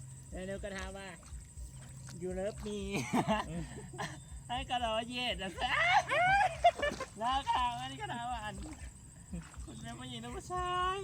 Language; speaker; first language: Thai; non-native, local second language; Lao